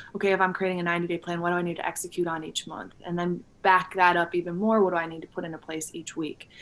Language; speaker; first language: English; native; English